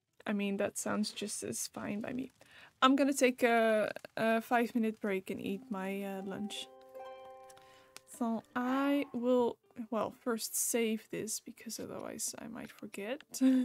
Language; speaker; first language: English; non-native, fluent; Dutch